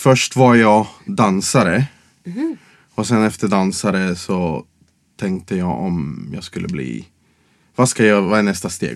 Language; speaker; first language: Swedish; non-native, fluent; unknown